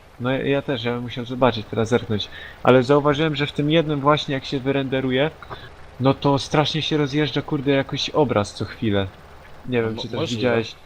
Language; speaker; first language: Polish; native; Polish